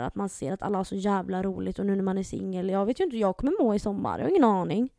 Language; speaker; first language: Swedish; native; Swedish